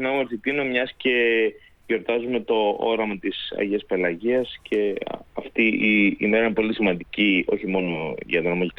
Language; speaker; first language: Greek; native; Greek